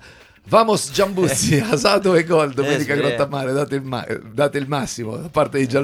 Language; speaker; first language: Italian; native; Italian